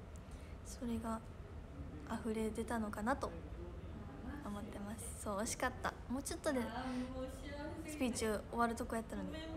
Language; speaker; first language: Japanese; native; Japanese